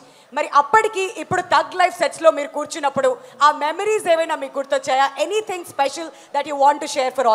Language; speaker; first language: Telugu; native; Telugu